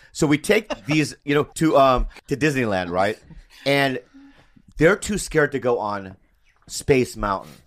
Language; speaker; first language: English; native; English